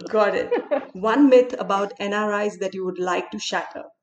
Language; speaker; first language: English; non-native, local second language; Hindi